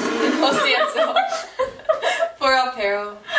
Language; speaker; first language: Spanish; non-native, learner; English